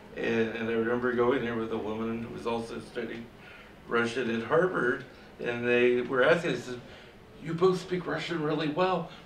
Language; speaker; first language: English; native; English